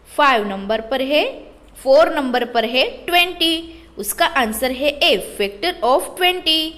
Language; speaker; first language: Hindi; non-native, local second language; Gujarati